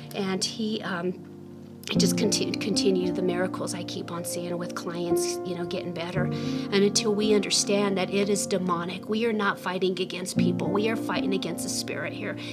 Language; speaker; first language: English; native; English